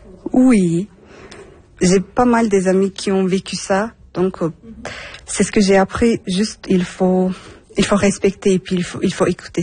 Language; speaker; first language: French; non-native, fluent; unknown